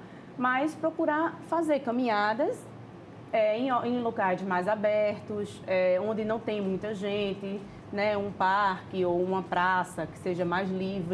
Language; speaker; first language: Portuguese; native; Portuguese